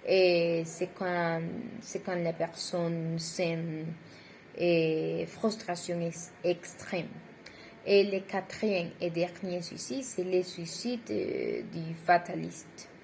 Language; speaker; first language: French; non-native, learner; Spanish